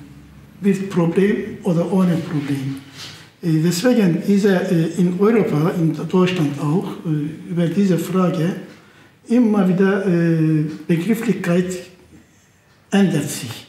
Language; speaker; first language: German; non-native, fluent; Turkish